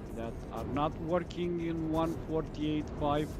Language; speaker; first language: English; non-native, fluent; Romanian